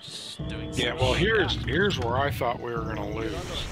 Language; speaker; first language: English; native; English